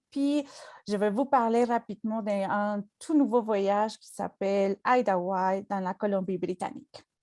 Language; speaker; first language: French; non-native, fluent; Spanish